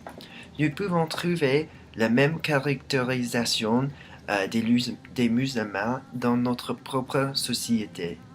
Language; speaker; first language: French; non-native, learner; English